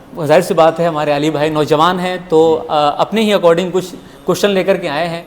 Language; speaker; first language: Urdu; native; Urdu